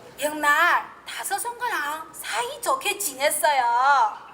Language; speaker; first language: Korean; non-native, learner; Chinese